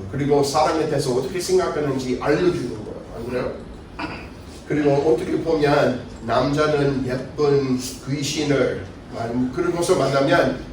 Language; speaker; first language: Korean; non-native, fluent; English